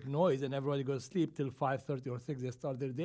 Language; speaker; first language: English; non-native, fluent; Greek